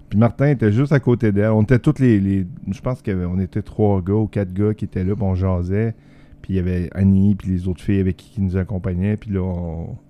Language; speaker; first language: French; native; French